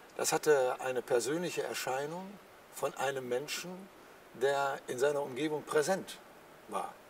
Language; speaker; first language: German; native; German